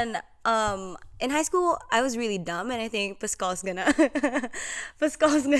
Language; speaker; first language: English; non-native, local second language; Filipino